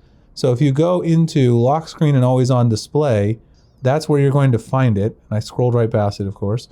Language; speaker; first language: English; native; English